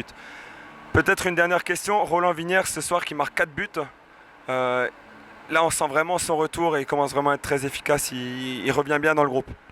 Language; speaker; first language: French; native; French